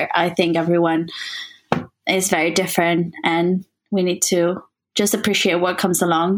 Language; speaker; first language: English; non-native, fluent; Spanish